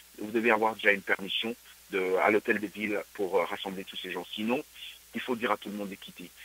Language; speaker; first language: French; non-native, local second language; Luba-Lulua